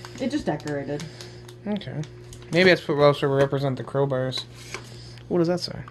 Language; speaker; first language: English; native; English